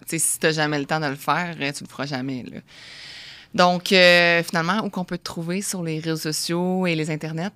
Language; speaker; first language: French; native; French